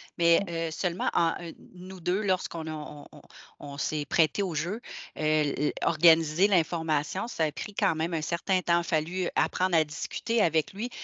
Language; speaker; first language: French; native; French